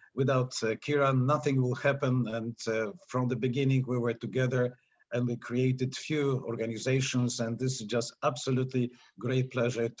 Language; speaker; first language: English; non-native, fluent; Polish